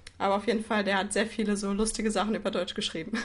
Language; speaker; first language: German; native; German